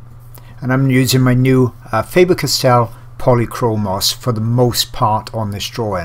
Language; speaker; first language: English; native; English